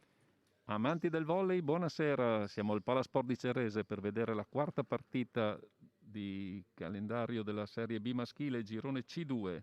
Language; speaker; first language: Italian; native; Italian